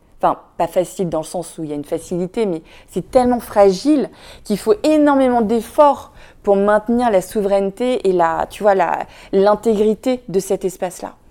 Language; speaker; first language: French; early bilingual, other home language; Vietnamese